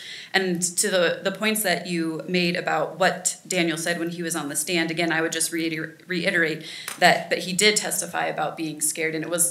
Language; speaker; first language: English; native; English